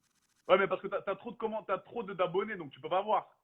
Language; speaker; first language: French; native; French